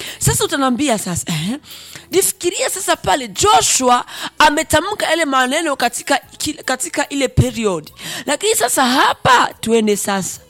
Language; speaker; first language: Swahili; non-native, local second language; Rundi